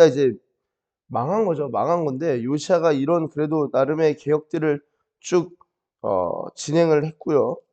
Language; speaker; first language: Korean; native; Korean